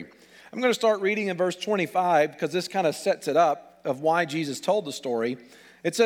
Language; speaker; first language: English; native; English